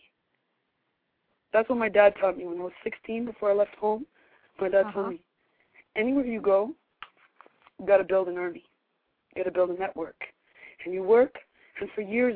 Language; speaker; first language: English; native; English